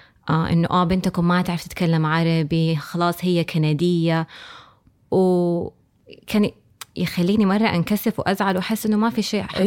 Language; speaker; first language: Arabic; early bilingual, heritage; Arabic